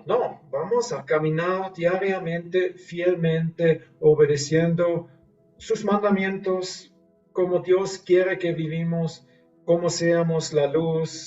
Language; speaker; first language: Spanish; non-native, fluent; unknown